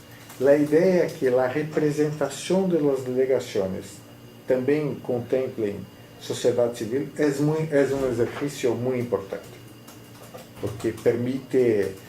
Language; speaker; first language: Spanish; non-native, fluent; Portuguese